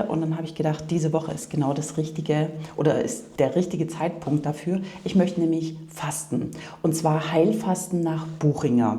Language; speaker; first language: German; native; German